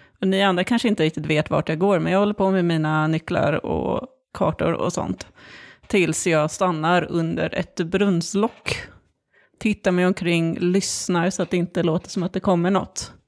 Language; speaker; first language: Swedish; native; Swedish